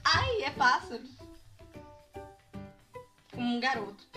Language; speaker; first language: Portuguese; early bilingual, heritage; Portuguese